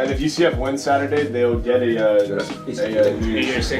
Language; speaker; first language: English; native; English